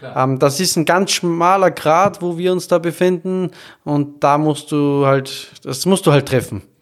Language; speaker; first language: German; native; German